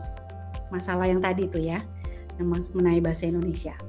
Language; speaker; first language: Indonesian; native; Indonesian